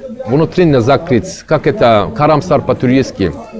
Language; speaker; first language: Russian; non-native, learner; Turkish